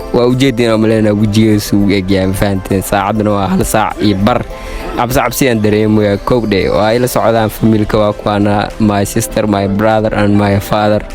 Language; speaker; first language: Somali; non-native, local second language; Swahili